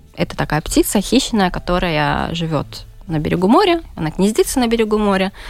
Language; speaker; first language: Russian; native; Russian